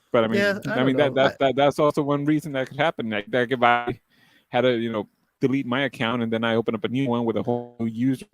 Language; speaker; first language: English; native; English